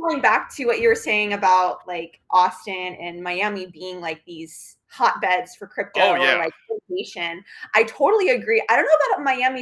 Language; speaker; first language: English; native; English